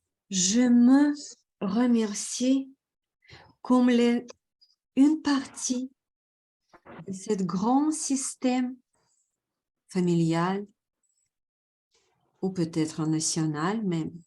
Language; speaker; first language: French; non-native, fluent; Russian